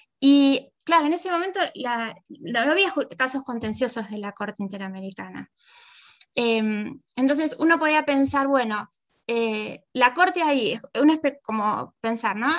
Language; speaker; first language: Spanish; native; Spanish